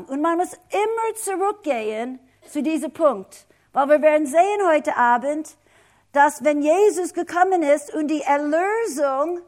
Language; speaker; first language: German; non-native, fluent; English